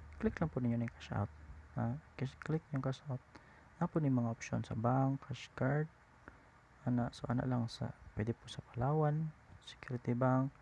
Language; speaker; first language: Cebuano; native; Cebuano